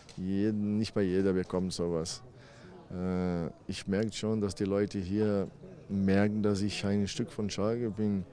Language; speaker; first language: German; non-native, fluent; Portuguese